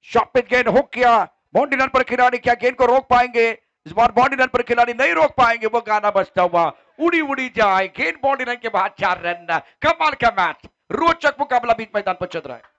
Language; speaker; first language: Hindi; non-native, local second language; Marathi